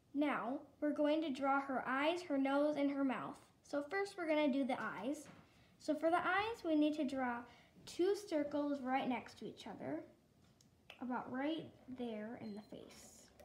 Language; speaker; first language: English; native; English